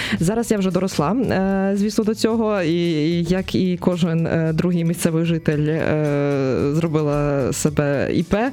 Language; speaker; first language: Ukrainian; native; Ukrainian